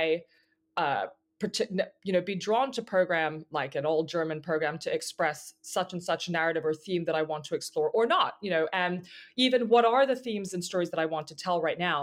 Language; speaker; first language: English; native; English